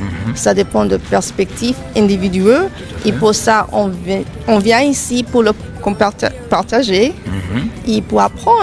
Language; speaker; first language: French; non-native, fluent; English